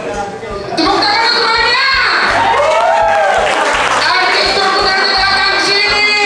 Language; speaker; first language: Indonesian; non-native, fluent; Japanese